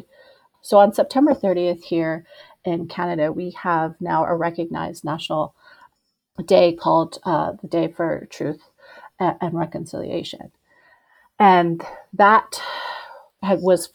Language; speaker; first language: English; native; English